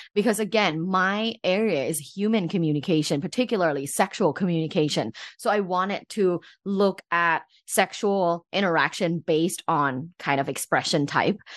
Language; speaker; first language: English; early bilingual, other home language; Thai